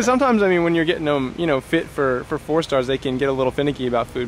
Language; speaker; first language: English; native; English